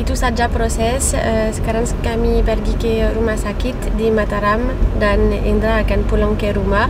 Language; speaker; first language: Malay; non-native, learner; French